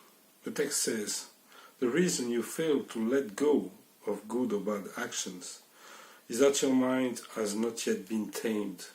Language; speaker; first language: English; non-native, fluent; French